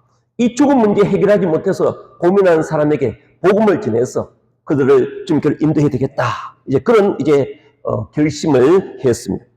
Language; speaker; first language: Korean; native; Korean